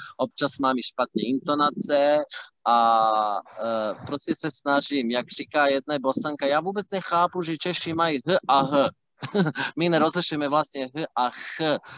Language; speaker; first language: Czech; non-native, fluent; Bosnian